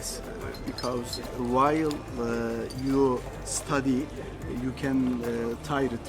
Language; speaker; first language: English; non-native, learner; Turkish